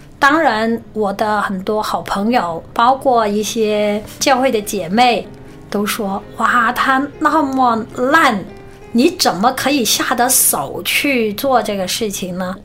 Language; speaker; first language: Chinese; non-native, local second language; Cantonese